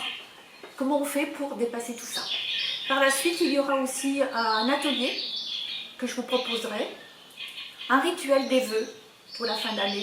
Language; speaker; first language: French; native; French